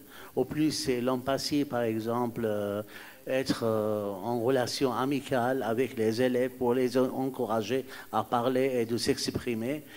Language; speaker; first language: French; non-native, fluent; Arabic